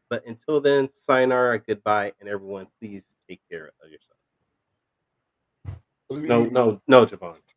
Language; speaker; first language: English; native; English